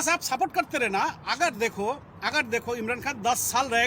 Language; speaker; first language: Hindi; non-native, fluent; Bangla